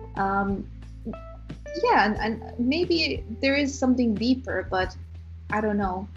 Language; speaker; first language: English; non-native, fluent; Romanian